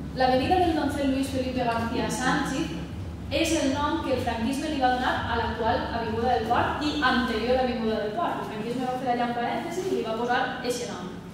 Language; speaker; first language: Catalan; native; Catalan